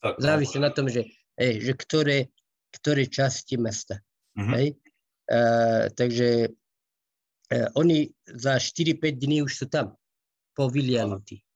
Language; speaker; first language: Slovak; non-native, fluent; Persian